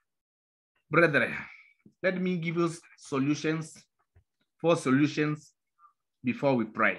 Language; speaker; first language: English; non-native, local second language; Kamba